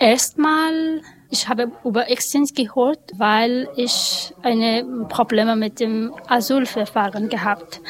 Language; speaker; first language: German; non-native, learner; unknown